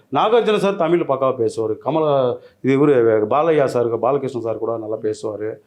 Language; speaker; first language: Tamil; non-native, local second language; Telugu